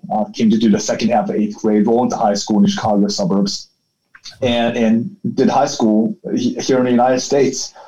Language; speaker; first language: English; early bilingual, other home language; Chinese